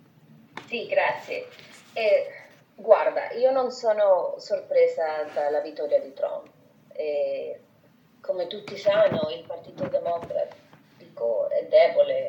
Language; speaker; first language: Italian; non-native, fluent; Spanish